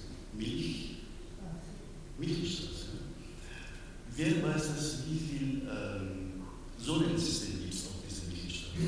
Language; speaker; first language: German; non-native, learner; Persian